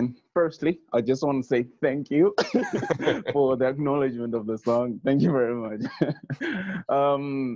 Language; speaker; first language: English; non-native, local second language; Nyanja